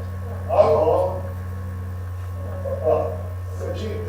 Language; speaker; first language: Italian; non-native, learner; Russian